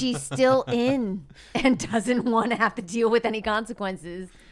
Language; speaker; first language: English; native; English